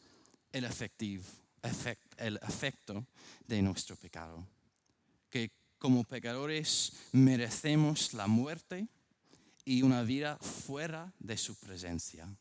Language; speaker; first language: Spanish; non-native, fluent; English